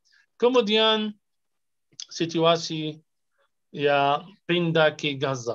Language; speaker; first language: Indonesian; non-native, fluent; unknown